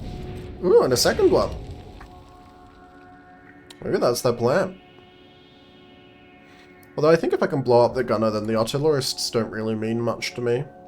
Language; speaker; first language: English; native; English